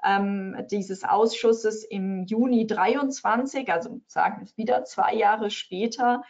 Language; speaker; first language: German; native; German